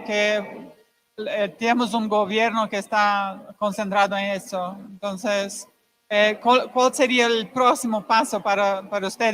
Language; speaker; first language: Spanish; non-native, fluent; Portuguese